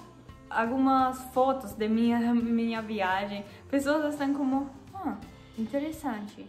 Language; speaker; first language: Portuguese; non-native, learner; German